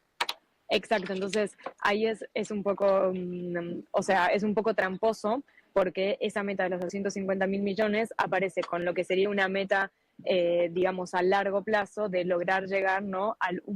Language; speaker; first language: Spanish; native; Spanish